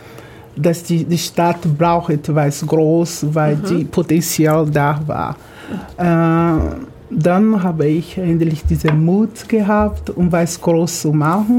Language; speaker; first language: German; non-native, fluent; Portuguese